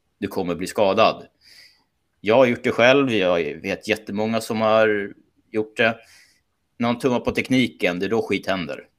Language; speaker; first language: Swedish; native; Swedish